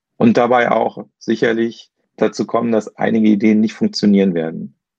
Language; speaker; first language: German; native; German